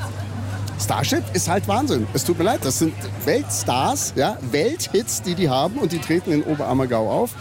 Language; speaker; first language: German; native; German